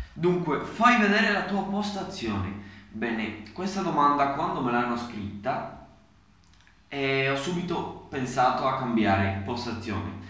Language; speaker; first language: Italian; early bilingual, other home language; Spanish